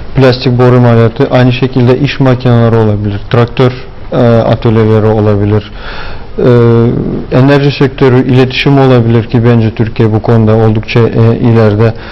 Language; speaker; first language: Turkish; non-native, fluent; Tatar